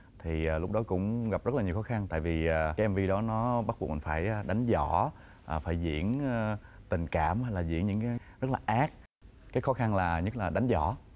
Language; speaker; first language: Vietnamese; early bilingual, heritage; Vietnamese